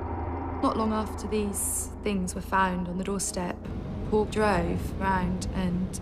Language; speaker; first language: English; native; English